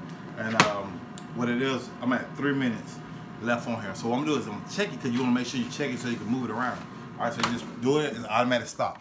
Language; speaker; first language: English; native; English